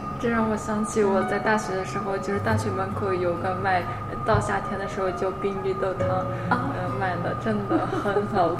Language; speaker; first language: Chinese; non-native, local second language; Tibetan